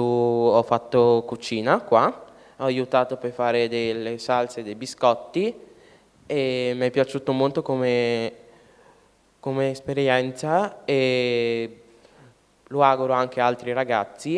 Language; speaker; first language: Italian; early bilingual, other home language; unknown